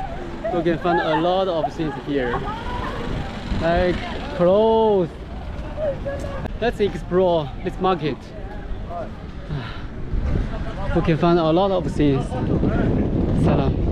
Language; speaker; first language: English; non-native, learner; Chinese